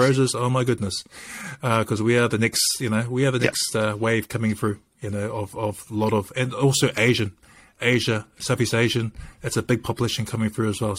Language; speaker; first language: English; native; English